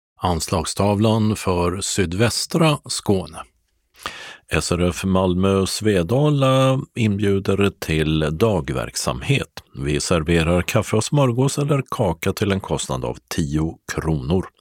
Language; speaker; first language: Swedish; native; Swedish